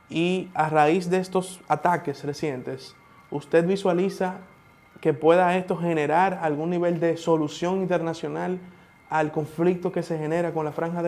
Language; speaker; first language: Spanish; native; Spanish